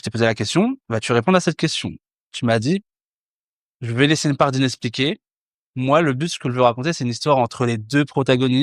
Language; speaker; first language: French; native; French